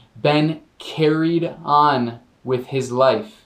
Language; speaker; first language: English; native; English